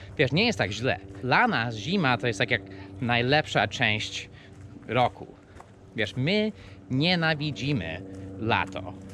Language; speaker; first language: Polish; non-native, fluent; English